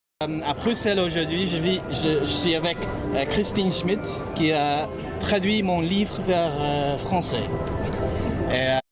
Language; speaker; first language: French; non-native, fluent; English